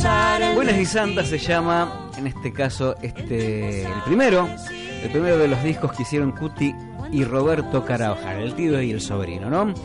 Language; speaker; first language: Spanish; native; Spanish